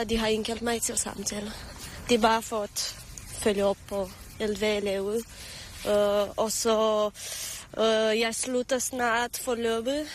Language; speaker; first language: Danish; early bilingual, other home language; Romanian